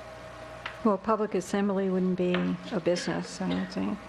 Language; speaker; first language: English; native; English